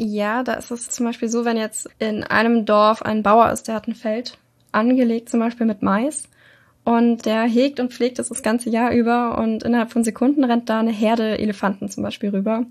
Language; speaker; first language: German; native; German